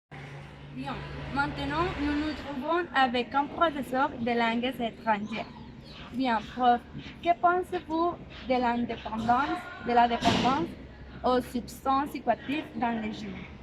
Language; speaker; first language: French; non-native, learner; Spanish